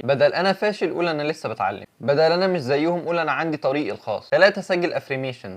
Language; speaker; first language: Arabic; native; Arabic